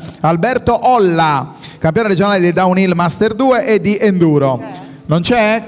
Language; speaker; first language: Italian; native; Italian